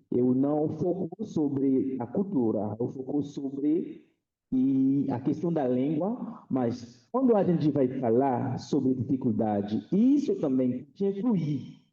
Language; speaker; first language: Portuguese; non-native, fluent; Haitian Creole